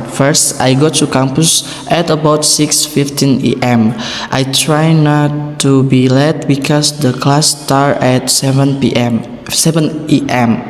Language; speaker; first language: English; non-native, learner; Indonesian